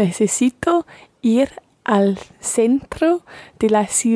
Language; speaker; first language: Spanish; non-native, learner; English